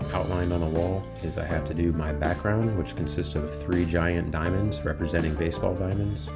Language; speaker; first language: English; native; English